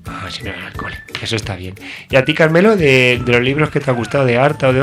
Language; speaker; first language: Spanish; native; Spanish